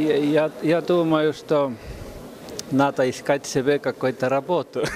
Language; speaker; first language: Russian; non-native, fluent; Estonian